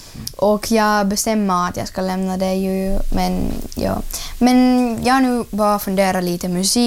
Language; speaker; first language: Swedish; non-native, learner; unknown